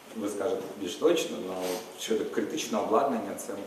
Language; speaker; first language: Ukrainian; native; Ukrainian